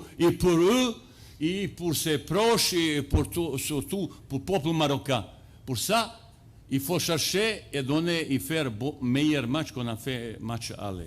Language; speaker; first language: French; non-native, fluent; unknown